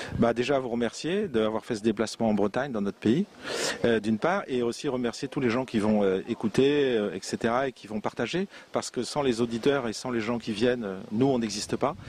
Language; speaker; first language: French; non-native, local second language; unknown